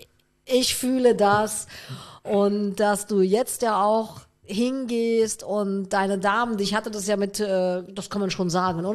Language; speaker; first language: German; native; German